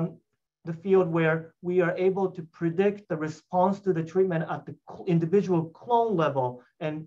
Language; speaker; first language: English; non-native, fluent; Japanese